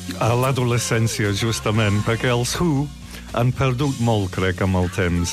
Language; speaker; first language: Catalan; non-native, fluent; English